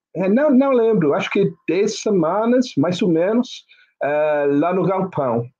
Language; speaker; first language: Portuguese; non-native, fluent; English